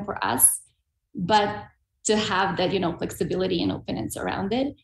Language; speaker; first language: English; non-native, fluent; Serbian